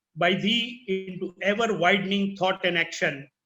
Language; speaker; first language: English; non-native, local second language; Gujarati